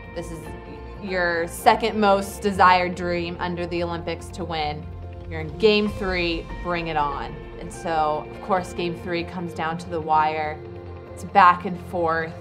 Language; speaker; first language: English; native; English